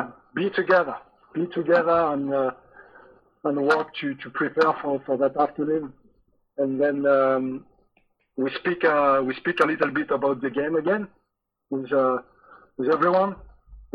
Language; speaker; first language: English; non-native, fluent; French